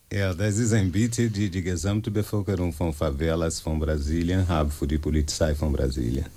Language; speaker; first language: German; non-native, learner; Portuguese